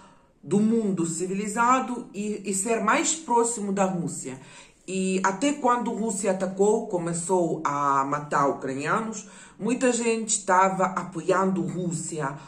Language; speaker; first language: Portuguese; non-native, fluent; Ukrainian